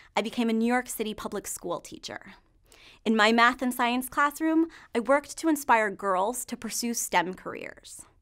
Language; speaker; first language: English; native; English